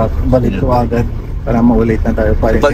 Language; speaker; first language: Filipino; non-native, learner; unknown